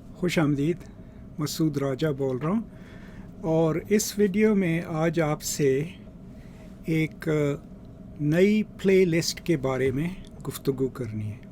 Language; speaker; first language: Urdu; non-native, local second language; Punjabi